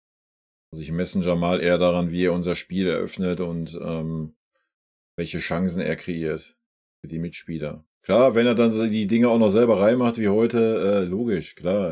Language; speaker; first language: German; native; German